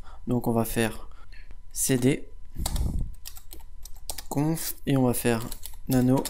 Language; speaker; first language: French; native; French